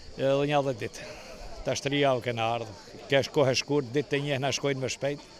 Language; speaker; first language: Albanian; native; Albanian